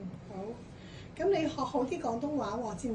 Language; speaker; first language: Cantonese; native; Cantonese